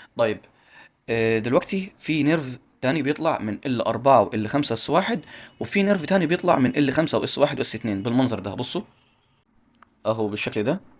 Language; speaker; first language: Arabic; native; Arabic